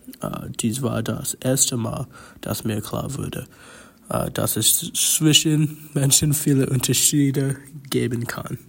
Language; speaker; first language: German; non-native, learner; Chinese